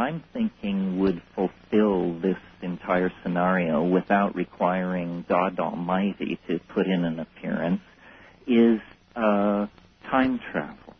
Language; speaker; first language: English; native; English